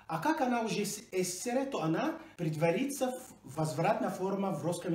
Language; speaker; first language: Russian; non-native, fluent; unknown